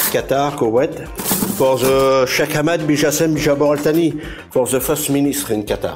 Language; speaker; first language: English; non-native, learner; French